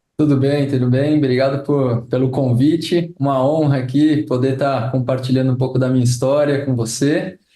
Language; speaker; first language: Portuguese; native; Portuguese